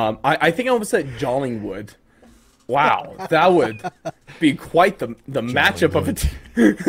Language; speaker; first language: English; native; English